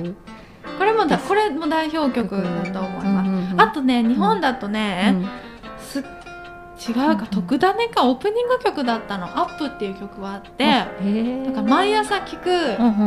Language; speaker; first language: Japanese; native; Japanese